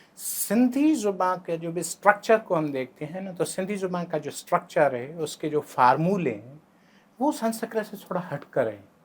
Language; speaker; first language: Urdu; non-native, local second language; Sindhi